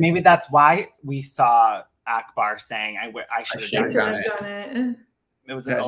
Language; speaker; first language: English; native; English